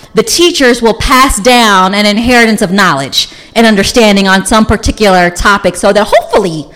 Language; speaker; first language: English; native; English